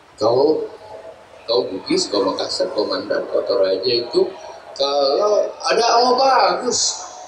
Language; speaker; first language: Indonesian; native; Indonesian